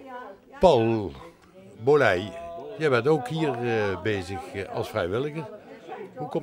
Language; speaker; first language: Dutch; native; Dutch